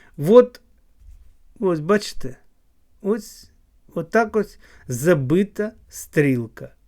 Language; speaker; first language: Ukrainian; non-native, local second language; Russian